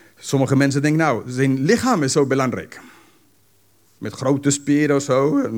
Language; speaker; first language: Dutch; non-native, fluent; English